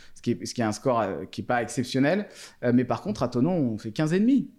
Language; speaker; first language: French; native; French